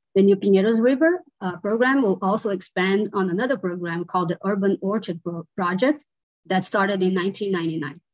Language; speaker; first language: English; non-native, fluent; Portuguese